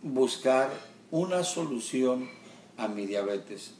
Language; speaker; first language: Spanish; early bilingual, heritage; Spanish